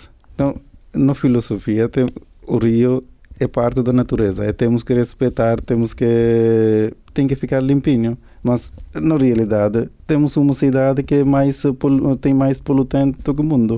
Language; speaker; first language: Portuguese; non-native, learner; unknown